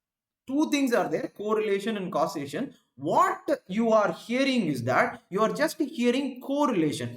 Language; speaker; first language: English; non-native, local second language; Tamil